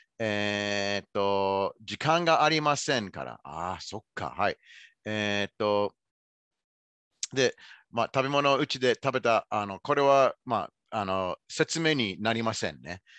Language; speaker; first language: Japanese; non-native, fluent; English